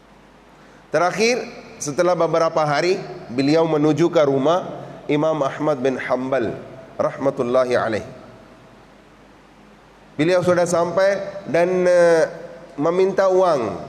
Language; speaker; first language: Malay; non-native, fluent; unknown